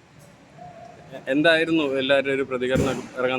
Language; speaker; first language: Malayalam; native; Malayalam